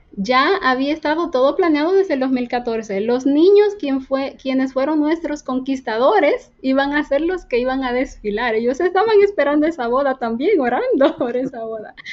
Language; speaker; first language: Spanish; native; Spanish